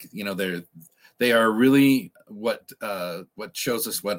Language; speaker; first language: English; native; English